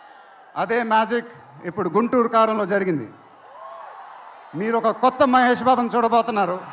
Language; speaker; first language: Telugu; native; Telugu